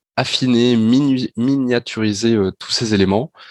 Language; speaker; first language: French; native; French